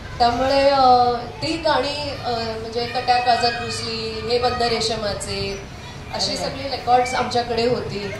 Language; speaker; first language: Marathi; non-native, local second language; Konkani